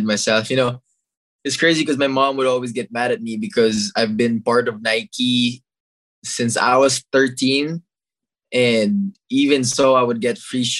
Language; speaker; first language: English; non-native, local second language; Filipino